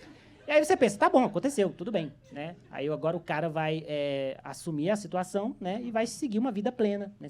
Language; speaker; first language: Portuguese; native; Portuguese